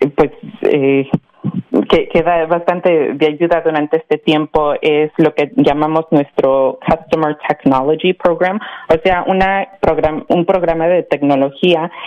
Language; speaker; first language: Spanish; early bilingual, heritage; Spanish